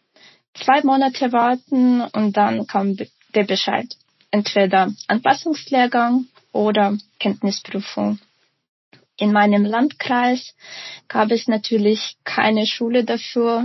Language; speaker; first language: German; non-native, fluent; Ukrainian